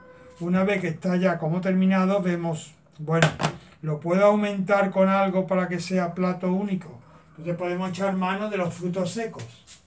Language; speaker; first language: Spanish; native; Spanish